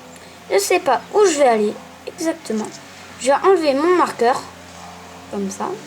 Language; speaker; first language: French; native; French